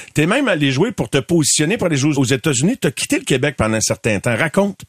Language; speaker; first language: French; native; French